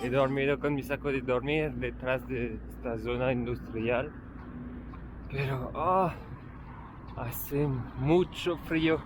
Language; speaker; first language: Spanish; non-native, learner; French